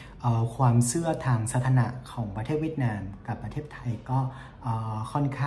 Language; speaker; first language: Thai; non-native, fluent; Vietnamese